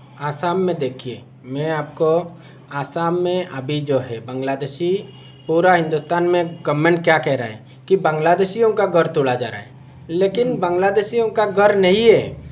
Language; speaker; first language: Hindi; non-native, local second language; Bangla